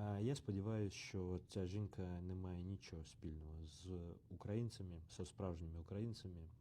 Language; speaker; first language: Ukrainian; non-native, learner; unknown